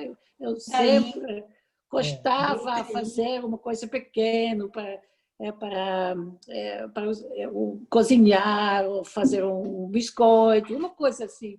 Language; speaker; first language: Portuguese; non-native, fluent; Dutch